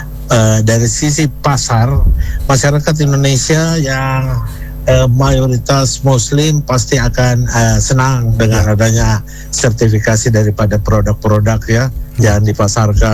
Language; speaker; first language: Indonesian; native; Indonesian